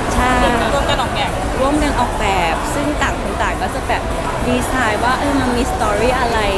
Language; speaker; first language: Thai; non-native, fluent; Cantonese